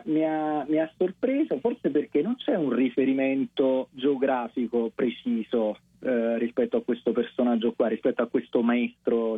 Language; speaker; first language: Italian; native; Italian